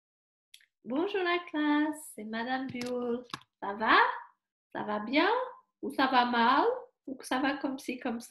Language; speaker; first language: French; non-native, fluent; English